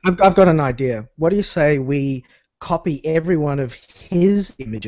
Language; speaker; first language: English; native; English